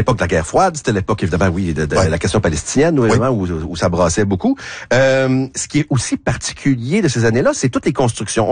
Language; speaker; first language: French; native; French